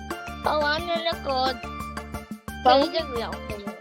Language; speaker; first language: Chinese; early bilingual, heritage; Cantonese